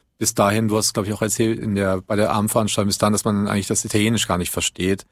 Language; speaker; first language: German; native; German